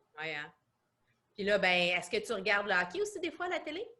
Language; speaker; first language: French; native; French